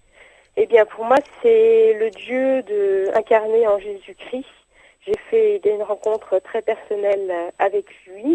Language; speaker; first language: French; native; French